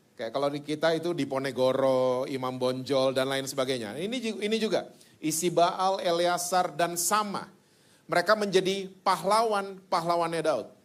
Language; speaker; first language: Indonesian; native; Indonesian